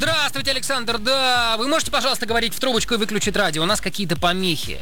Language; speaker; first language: Russian; native; Russian